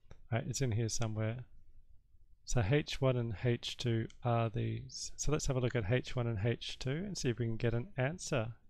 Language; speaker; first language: English; native; English